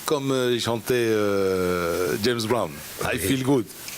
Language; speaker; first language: French; non-native, local second language; Arabic